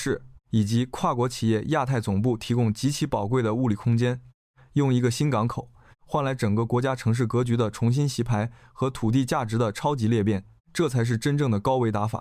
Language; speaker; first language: Chinese; native; Chinese